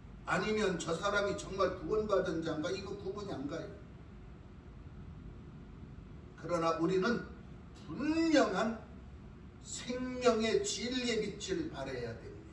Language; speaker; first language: Korean; native; Korean